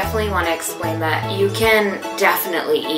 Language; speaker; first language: English; early bilingual, other home language; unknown